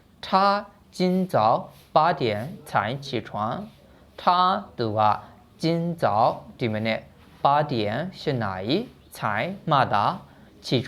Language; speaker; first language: Chinese; non-native, fluent; Burmese